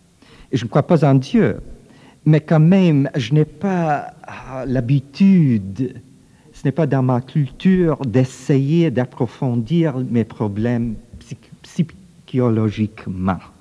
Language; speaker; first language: French; early bilingual, heritage; French